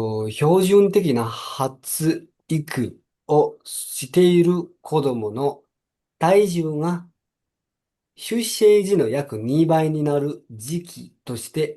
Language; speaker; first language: Japanese; non-native, fluent; Nepali